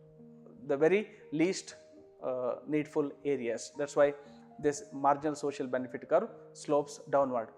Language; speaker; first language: English; non-native, local second language; Kannada